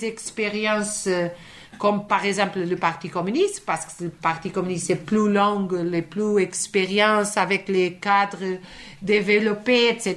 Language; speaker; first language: French; non-native, fluent; Portuguese